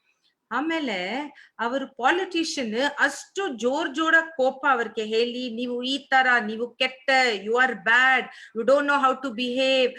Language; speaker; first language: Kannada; non-native, learner; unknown